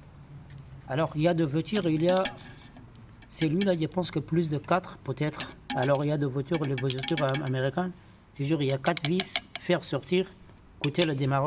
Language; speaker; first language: French; non-native, fluent; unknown